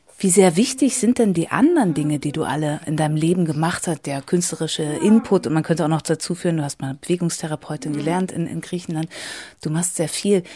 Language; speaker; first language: German; native; German